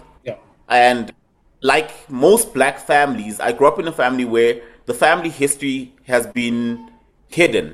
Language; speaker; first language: English; native; English